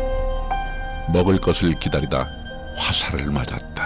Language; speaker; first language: Korean; native; Korean